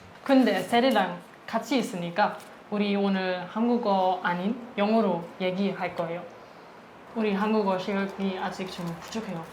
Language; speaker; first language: Korean; non-native, learner; German